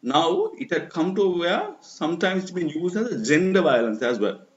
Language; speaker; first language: English; non-native, local second language; Sinhala